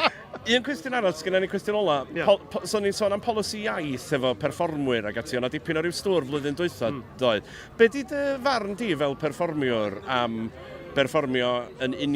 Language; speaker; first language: Welsh; native; Welsh